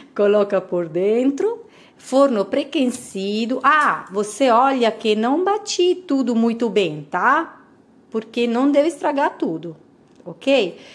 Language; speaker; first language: Portuguese; non-native, fluent; Italian